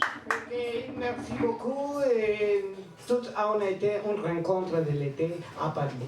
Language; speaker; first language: French; non-native, learner; Spanish